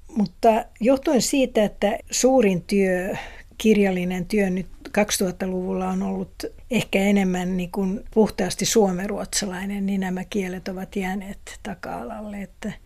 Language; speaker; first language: Finnish; non-native, local second language; Swedish